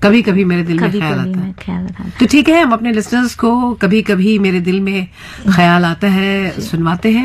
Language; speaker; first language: Hindi; native; Hindi